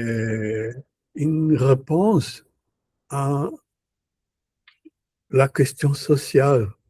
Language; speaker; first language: French; non-native, learner; Portuguese